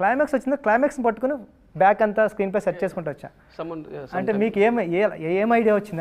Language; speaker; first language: Telugu; native; Telugu